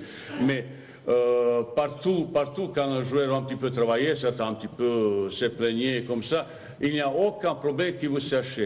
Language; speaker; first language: French; non-native, fluent; Bosnian